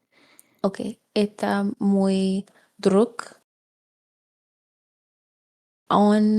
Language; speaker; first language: Russian; non-native, learner; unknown